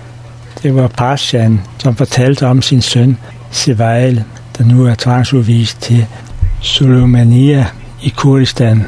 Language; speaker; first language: Danish; native; Danish